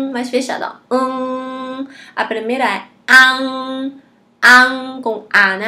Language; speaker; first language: Portuguese; non-native, fluent; Chinese